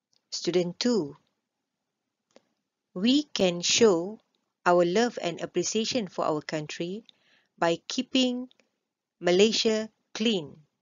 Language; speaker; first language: English; non-native, local second language; Malay